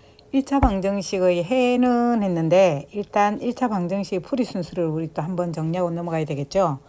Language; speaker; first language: Korean; native; Korean